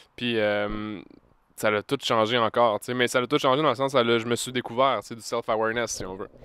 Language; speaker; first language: French; native; French